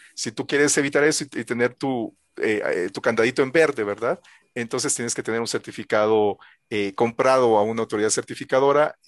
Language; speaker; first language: Spanish; native; Spanish